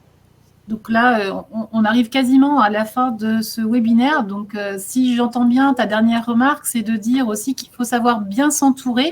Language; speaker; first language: French; native; French